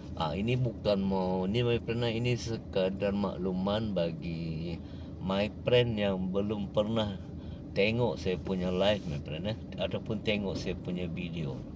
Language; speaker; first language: Malay; native; Malay